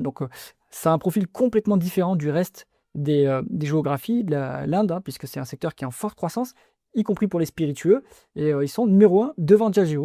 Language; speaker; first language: French; native; French